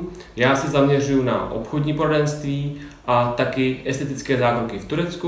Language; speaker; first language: Czech; native; Czech